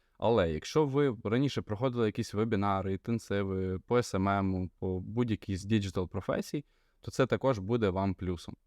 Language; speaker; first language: Ukrainian; non-native, local second language; Russian